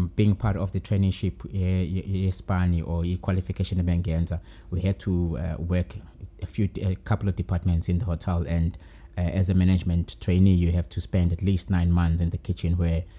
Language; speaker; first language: English; non-native, local second language; Zulu